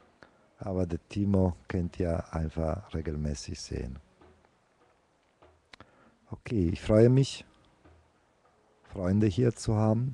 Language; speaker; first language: German; non-native, fluent; Italian